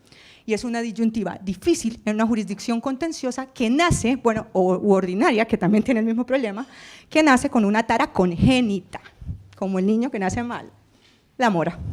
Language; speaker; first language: Spanish; native; Spanish